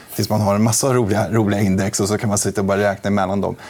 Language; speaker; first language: Swedish; native; Swedish